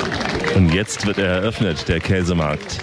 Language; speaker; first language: German; native; German